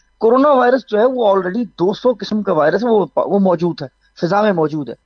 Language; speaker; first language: Urdu; non-native, local second language; Saraiki